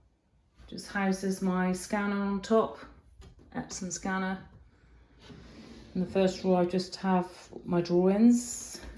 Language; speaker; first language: English; native; English